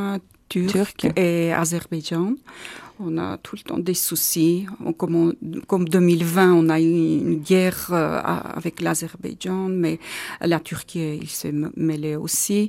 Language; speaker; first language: French; non-native, learner; Armenian